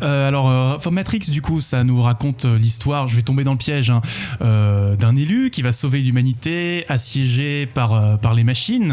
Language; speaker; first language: French; native; French